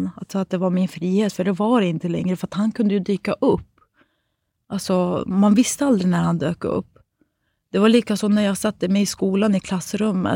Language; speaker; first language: Swedish; native; Swedish